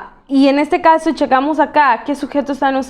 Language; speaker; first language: Spanish; native; Spanish